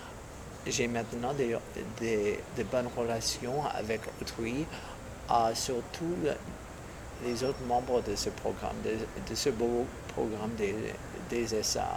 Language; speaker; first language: French; non-native, fluent; English